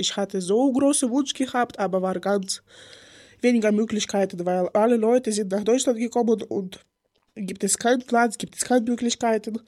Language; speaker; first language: German; non-native, learner; Ukrainian